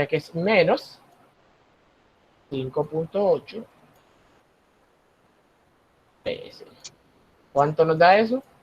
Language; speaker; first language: Spanish; native; Spanish